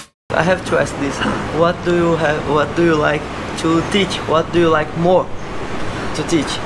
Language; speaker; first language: English; non-native, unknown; Portuguese